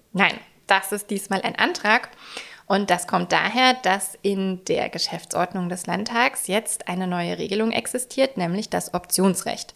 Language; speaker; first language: German; native; German